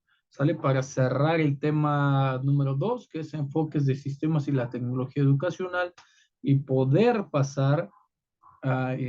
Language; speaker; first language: Spanish; native; Spanish